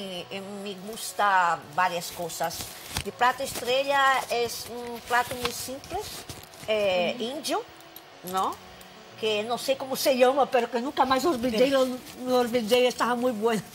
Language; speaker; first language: Spanish; non-native, fluent; Portuguese